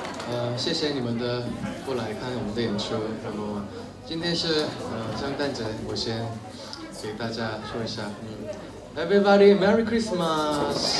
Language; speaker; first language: Chinese; non-native, fluent; Korean